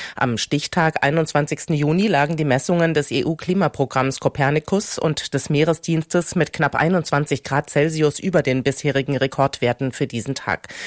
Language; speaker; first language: German; native; German